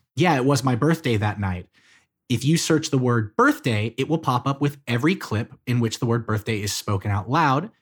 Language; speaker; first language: English; native; English